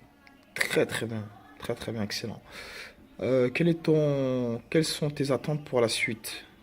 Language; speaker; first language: French; native; French